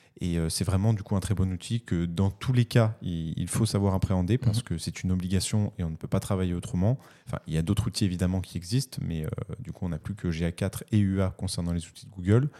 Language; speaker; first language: French; native; French